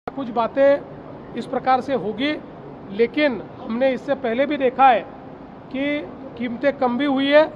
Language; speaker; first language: Hindi; non-native, local second language; Marathi